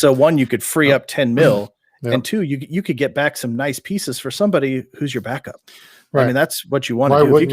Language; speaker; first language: English; native; English